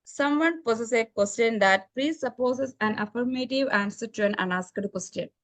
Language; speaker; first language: English; non-native, local second language; Malayalam